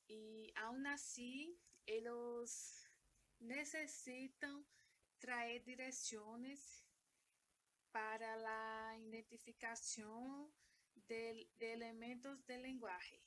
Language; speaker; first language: Spanish; non-native, learner; Portuguese